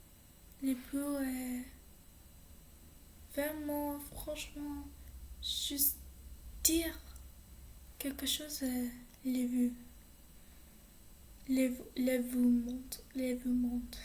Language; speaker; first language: French; non-native, learner; English